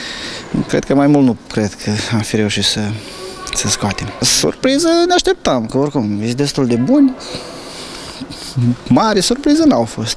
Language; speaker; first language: Romanian; native; Romanian